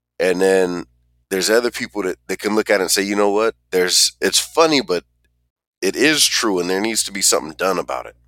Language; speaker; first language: English; native; English